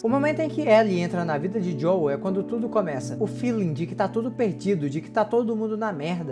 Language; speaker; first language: Portuguese; native; Portuguese